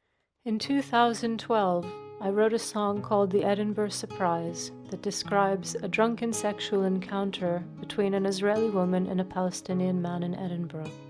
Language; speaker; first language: English; non-native, fluent; Hebrew